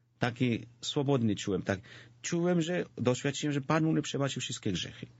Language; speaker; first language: Polish; non-native, fluent; Georgian